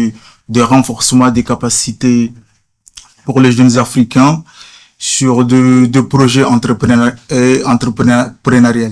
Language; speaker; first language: French; non-native, fluent; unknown